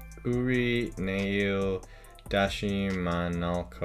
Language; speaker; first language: Korean; non-native, learner; English